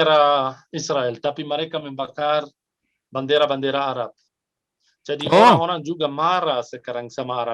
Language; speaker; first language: Indonesian; non-native, fluent; Arabic